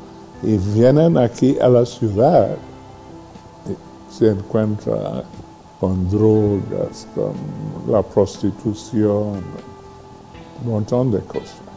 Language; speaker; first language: Spanish; non-native, fluent; English